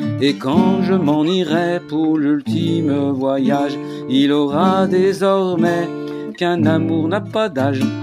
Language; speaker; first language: French; native; French